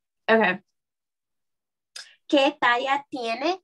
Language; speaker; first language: Spanish; non-native, learner; English